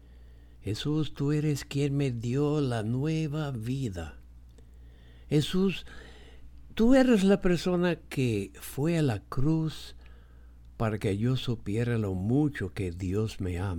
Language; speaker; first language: Spanish; non-native, fluent; English